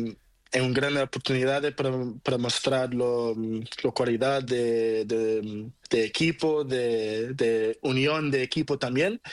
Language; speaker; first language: Spanish; non-native, learner; Portuguese